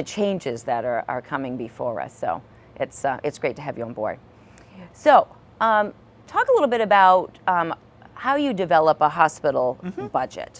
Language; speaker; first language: English; native; English